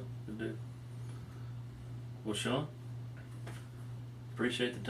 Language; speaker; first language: English; native; English